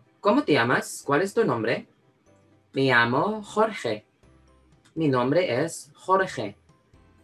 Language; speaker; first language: Spanish; non-native, fluent; Filipino